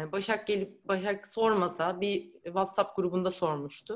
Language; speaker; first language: Turkish; native; Turkish